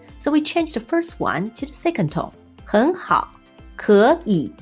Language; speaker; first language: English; non-native, fluent; Chinese